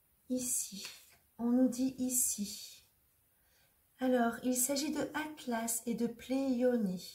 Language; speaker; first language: French; native; French